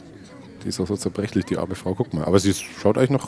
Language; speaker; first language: German; native; German